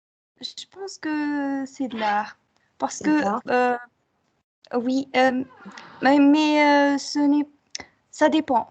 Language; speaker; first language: French; non-native, local second language; Arabic